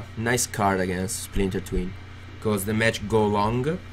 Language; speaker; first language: English; non-native, fluent; Italian